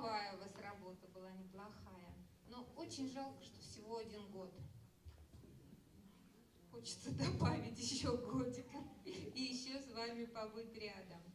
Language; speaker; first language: Russian; native; Russian